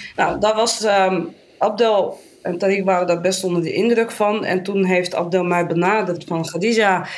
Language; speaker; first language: Dutch; native; Dutch